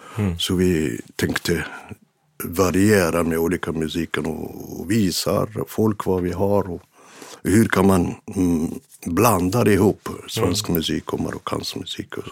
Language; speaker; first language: Swedish; non-native, fluent; Arabic